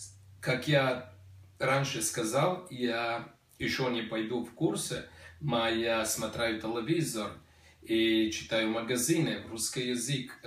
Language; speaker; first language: Russian; non-native, learner; Slovenian